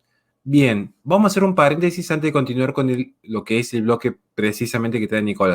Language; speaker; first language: Spanish; native; Spanish